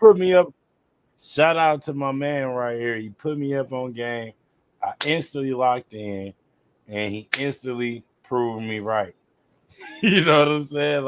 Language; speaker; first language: English; native; English